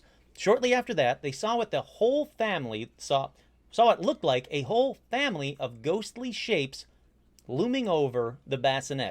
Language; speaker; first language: English; native; English